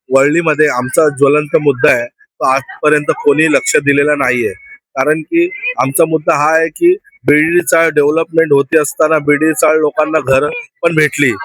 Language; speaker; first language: Marathi; native; Marathi